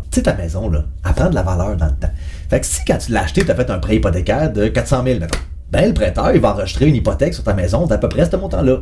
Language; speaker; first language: French; native; French